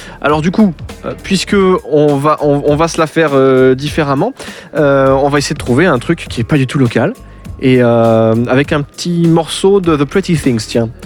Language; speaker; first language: French; native; French